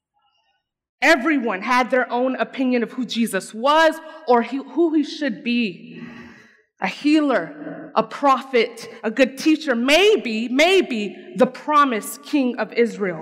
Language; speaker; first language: English; early bilingual, other home language; Spanish